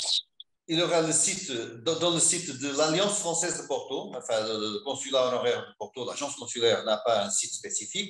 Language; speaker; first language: French; non-native, fluent; Portuguese